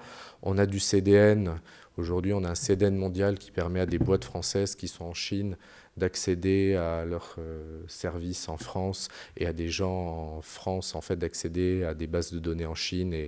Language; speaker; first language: French; native; French